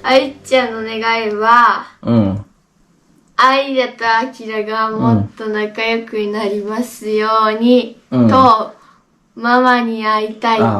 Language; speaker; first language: Japanese; early bilingual, other home language; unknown